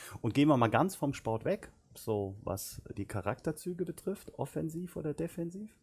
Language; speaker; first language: German; native; German